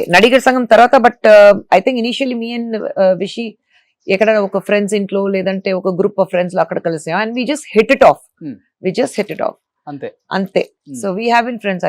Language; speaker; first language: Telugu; non-native, fluent; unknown